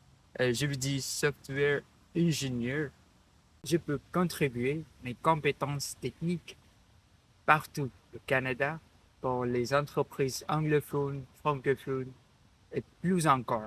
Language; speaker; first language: French; non-native, learner; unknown